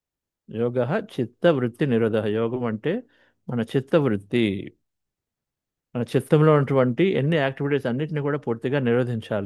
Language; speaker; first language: Telugu; native; Telugu